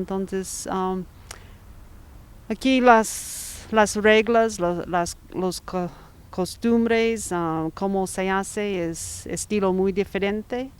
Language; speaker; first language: Spanish; non-native, fluent; English